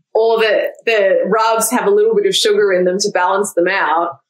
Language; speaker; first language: English; native; English